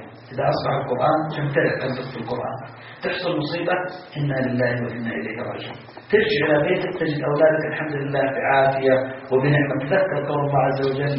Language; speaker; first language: Arabic; native; Arabic